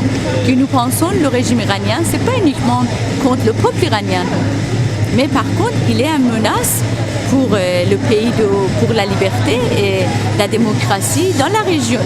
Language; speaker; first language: French; non-native, fluent; Persian